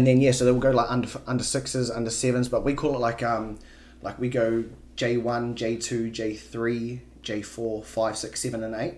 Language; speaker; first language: English; native; English